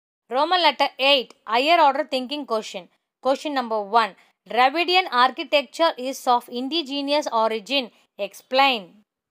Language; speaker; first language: English; non-native, local second language; Tamil